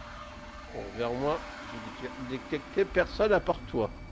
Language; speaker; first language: French; native; French